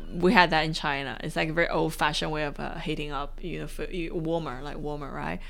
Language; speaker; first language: English; non-native, fluent; Chinese